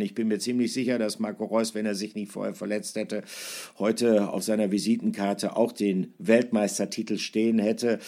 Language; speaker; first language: German; native; German